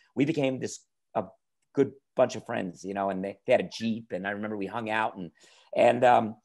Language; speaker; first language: English; native; English